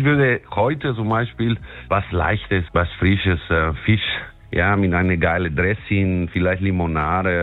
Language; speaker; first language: German; non-native, fluent; Spanish